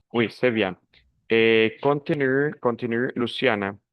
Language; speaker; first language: French; non-native, fluent; Spanish